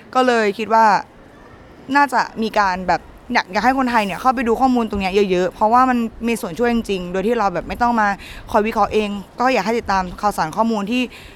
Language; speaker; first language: Thai; native; Thai